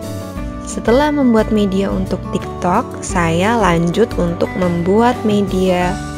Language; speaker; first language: Indonesian; native; Indonesian